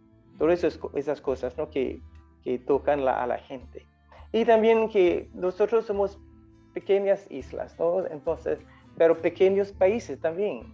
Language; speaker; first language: Spanish; non-native, fluent; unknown